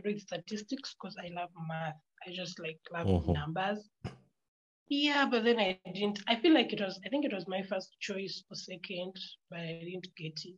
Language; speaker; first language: English; non-native, local second language; Ganda